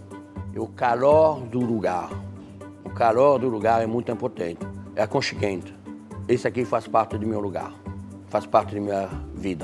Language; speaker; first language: Portuguese; non-native, fluent; French